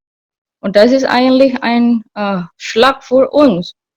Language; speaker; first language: German; non-native, learner; Indonesian